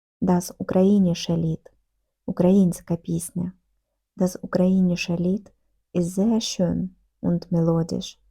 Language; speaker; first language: German; non-native, fluent; Ukrainian